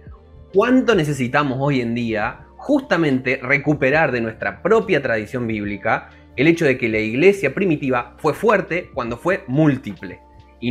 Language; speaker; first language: Spanish; native; Spanish